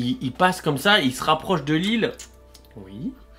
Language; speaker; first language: French; native; French